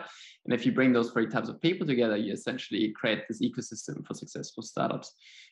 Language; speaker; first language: English; non-native, fluent; German